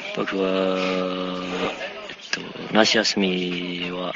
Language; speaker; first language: Japanese; non-native, learner; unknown